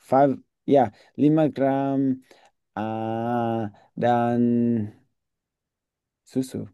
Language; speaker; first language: Indonesian; non-native, learner; English